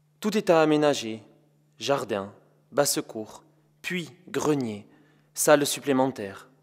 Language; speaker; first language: French; native; French